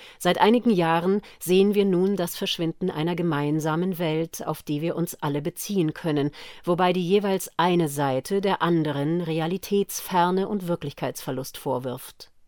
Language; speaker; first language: German; native; German